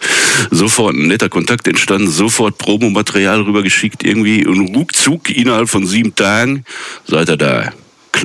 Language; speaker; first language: German; native; German